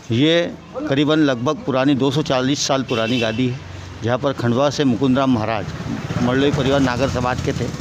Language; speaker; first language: Hindi; native; Hindi